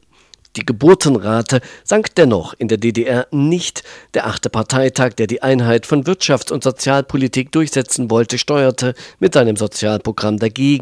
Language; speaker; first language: German; native; German